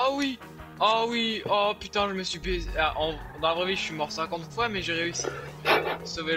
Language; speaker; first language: French; native; French